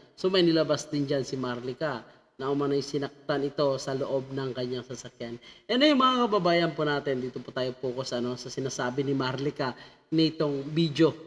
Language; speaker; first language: Filipino; native; Filipino